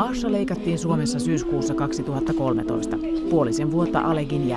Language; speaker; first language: Finnish; native; Finnish